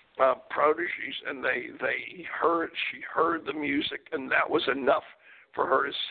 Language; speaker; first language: English; native; English